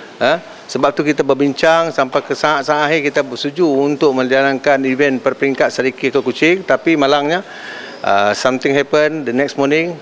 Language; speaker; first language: Malay; native; Malay